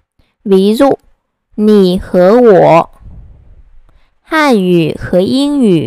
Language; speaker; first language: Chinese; non-native, fluent; Vietnamese